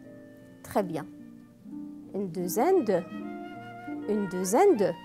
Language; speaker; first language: French; non-native, fluent; Arabic